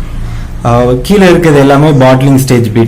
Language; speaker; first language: Tamil; native; Tamil